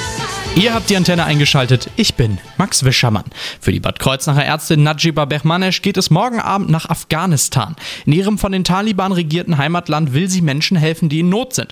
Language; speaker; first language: German; native; German